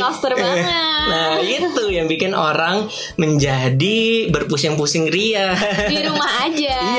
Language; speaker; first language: Indonesian; native; Indonesian